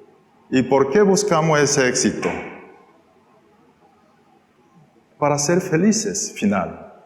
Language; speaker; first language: Spanish; non-native, fluent; Korean